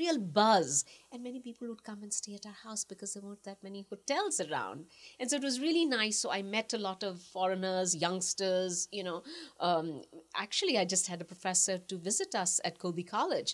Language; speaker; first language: English; non-native, local second language; Punjabi